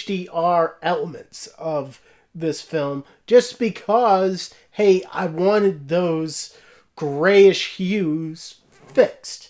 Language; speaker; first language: English; native; English